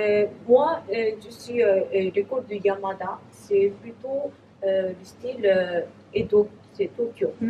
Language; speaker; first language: French; non-native, learner; Japanese